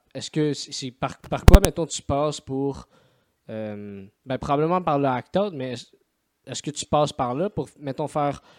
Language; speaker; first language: French; native; French